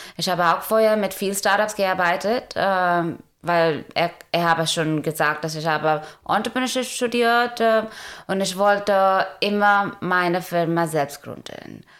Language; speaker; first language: German; non-native, learner; Hindi